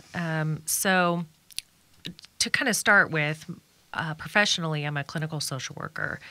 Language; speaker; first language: English; native; English